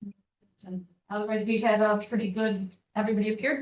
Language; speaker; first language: English; native; English